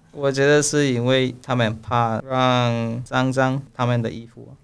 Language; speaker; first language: Chinese; non-native, learner; Spanish